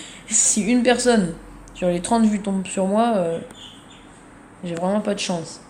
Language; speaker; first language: French; native; French